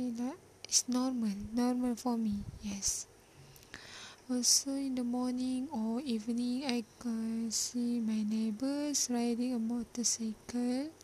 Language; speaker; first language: English; non-native, learner; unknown